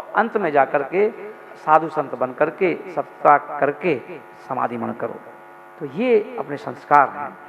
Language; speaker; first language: Hindi; native; Hindi